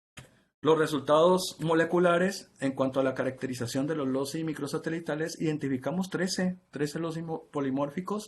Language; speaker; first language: Spanish; native; Spanish